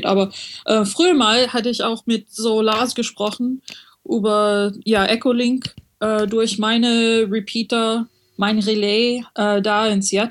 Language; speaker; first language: German; non-native, learner; French